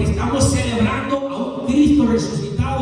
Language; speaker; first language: Spanish; native; Spanish